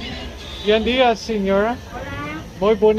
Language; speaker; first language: Spanish; non-native, learner; English